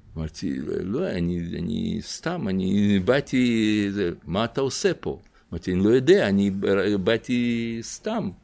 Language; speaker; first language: Hebrew; non-native, fluent; Russian